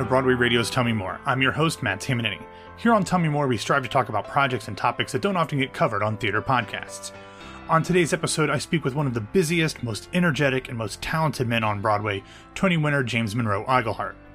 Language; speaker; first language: English; native; English